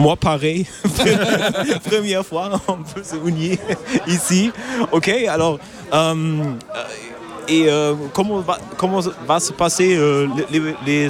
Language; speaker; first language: French; non-native, learner; German